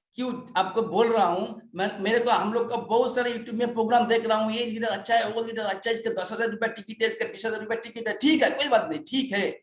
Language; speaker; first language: Hindi; non-native, local second language; Bangla